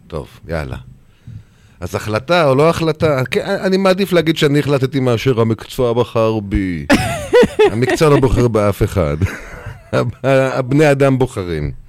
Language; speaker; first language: Hebrew; native; Hebrew